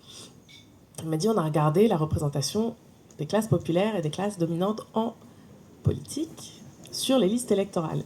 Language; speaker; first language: French; native; French